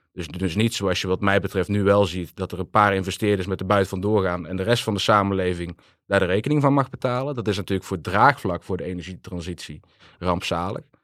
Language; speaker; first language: Dutch; native; Dutch